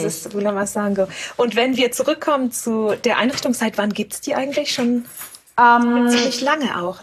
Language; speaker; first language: German; native; German